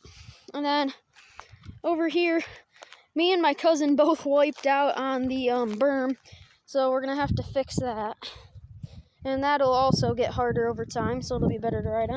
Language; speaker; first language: English; native; English